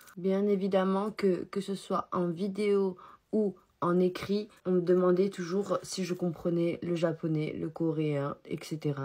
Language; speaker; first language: French; early bilingual, other home language; Chinese